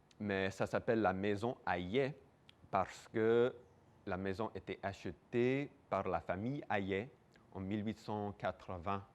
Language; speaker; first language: French; non-native, local second language; English